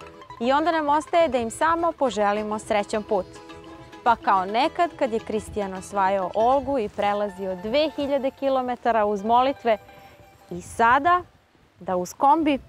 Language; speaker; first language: Serbian; native; Serbian